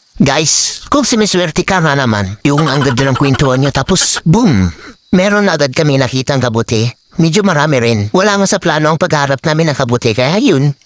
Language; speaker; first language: Filipino; non-native, local second language; Iloko